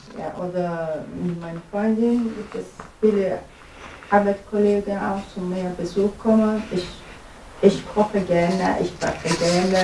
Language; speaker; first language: German; non-native, learner; Turkish